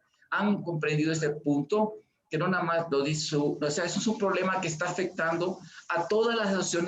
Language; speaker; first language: Spanish; native; Spanish